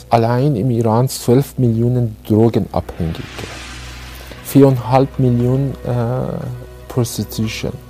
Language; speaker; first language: German; non-native, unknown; Persian